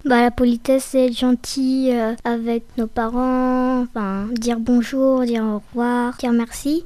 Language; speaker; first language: French; native; French